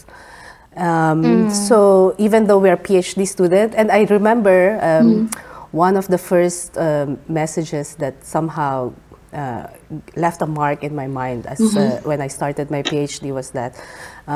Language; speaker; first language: English; non-native, local second language; Filipino